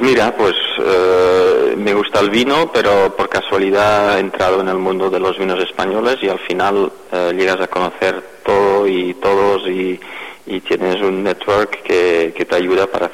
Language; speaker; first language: Spanish; non-native, fluent; Dutch